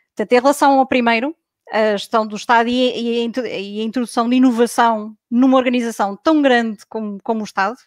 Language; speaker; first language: Portuguese; native; Portuguese